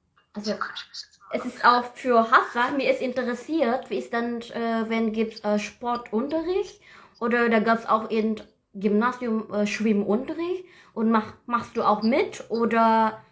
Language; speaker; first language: German; non-native, learner; Indonesian